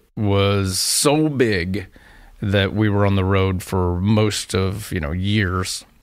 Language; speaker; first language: English; native; English